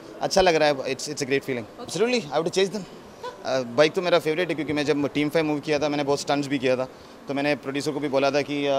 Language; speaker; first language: Hindi; non-native, local second language; Malayalam